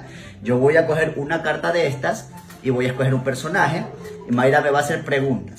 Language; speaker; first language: Spanish; native; Spanish